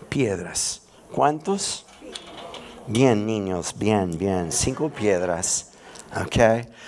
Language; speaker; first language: Spanish; non-native, fluent; English